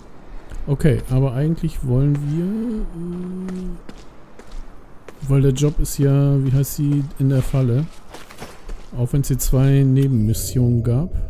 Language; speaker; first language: German; native; German